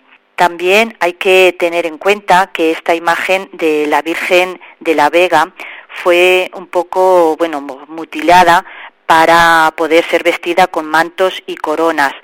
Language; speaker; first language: Spanish; native; Spanish